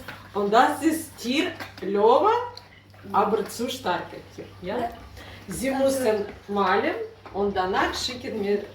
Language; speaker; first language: German; non-native, learner; Ukrainian